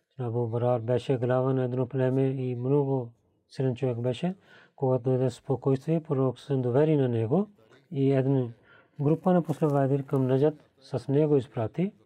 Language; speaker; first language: Bulgarian; non-native, fluent; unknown